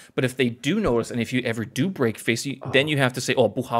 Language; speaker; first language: English; native; English